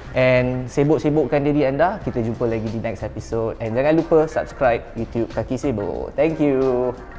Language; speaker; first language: Malay; native; Malay